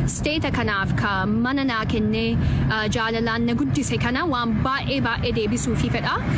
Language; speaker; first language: Oromo; early bilingual, heritage; Oromo